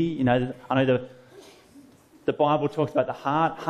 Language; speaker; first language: English; native; English